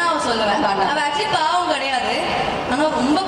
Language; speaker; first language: Tamil; non-native, learner; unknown